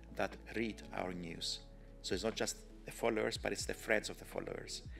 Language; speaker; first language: English; non-native, fluent; Greek